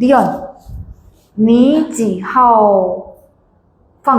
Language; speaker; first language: Chinese; non-native, fluent; Indonesian